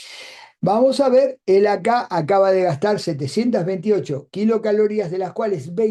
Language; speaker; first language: Spanish; native; Spanish